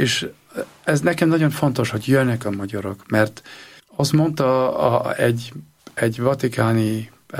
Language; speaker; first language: Hungarian; non-native, learner; German